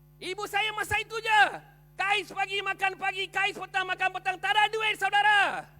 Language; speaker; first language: Malay; non-native, local second language; Tamil